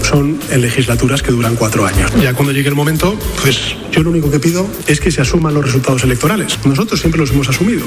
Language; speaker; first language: Spanish; native; Spanish